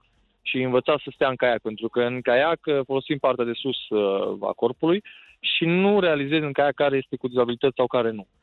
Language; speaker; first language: Romanian; native; Romanian